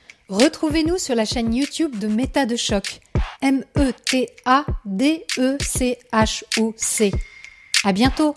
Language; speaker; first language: French; native; French